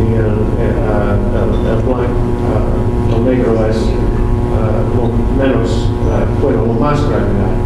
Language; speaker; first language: Spanish; non-native, learner; English